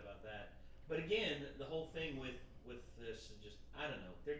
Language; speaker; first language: English; native; English